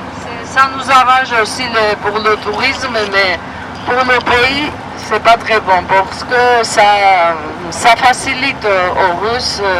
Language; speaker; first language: French; non-native, fluent; Georgian